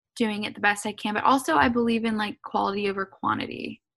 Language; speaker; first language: English; native; English